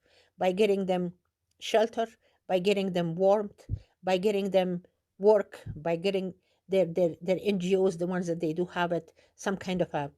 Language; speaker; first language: English; non-native, fluent; Persian